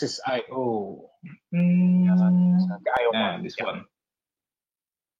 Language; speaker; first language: English; non-native, learner; Indonesian